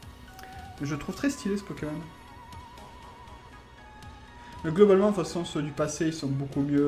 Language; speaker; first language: French; native; French